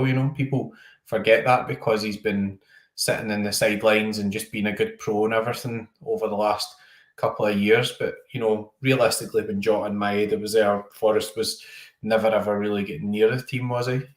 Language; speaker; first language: English; native; English